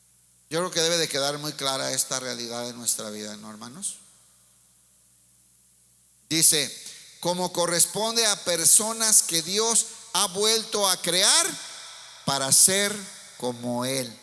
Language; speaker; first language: Spanish; native; Spanish